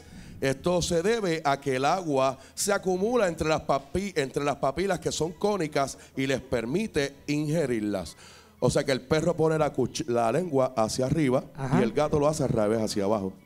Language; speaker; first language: Spanish; native; Spanish